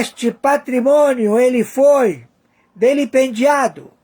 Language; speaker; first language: Portuguese; native; Portuguese